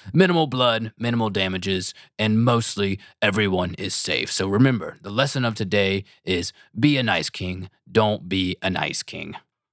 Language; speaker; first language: English; native; English